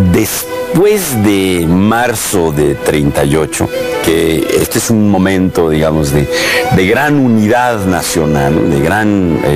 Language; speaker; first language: Spanish; native; Spanish